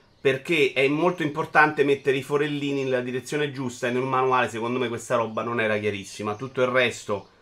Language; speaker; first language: Italian; native; Italian